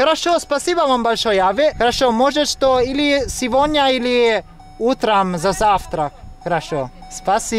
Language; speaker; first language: Russian; non-native, learner; Italian